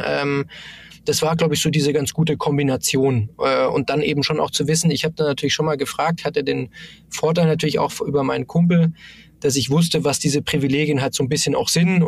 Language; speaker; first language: German; native; German